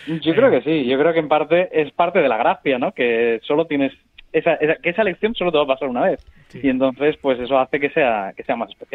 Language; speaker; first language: Spanish; native; Spanish